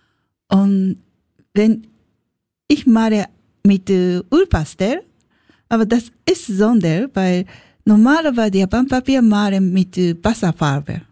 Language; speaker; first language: German; non-native, learner; Japanese